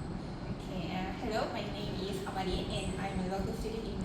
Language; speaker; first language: English; non-native, local second language; Malay